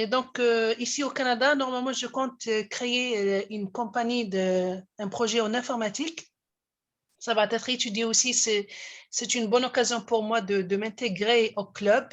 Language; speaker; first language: French; non-native, local second language; Arabic